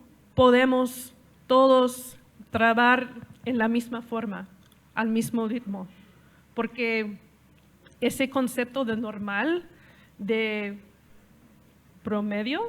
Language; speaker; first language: Spanish; non-native, learner; English